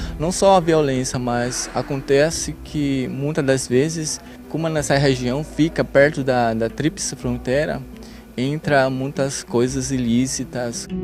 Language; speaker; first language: Portuguese; non-native, local second language; Ticuna